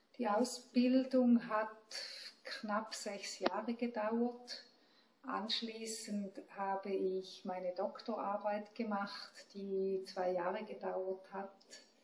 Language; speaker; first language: German; native; German